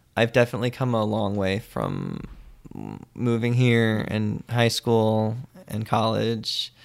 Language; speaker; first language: English; native; English